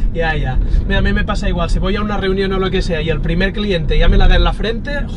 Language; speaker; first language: Spanish; native; Spanish